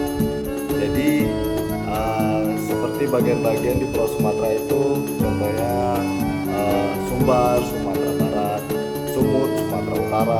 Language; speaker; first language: Indonesian; non-native, local second language; Malay